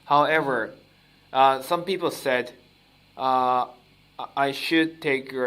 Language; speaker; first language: English; non-native, learner; Japanese